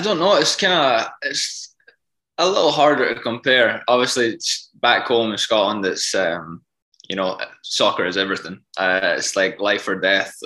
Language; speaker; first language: English; native; English